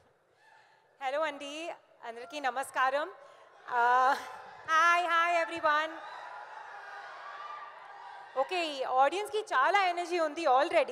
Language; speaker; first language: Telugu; non-native, learner; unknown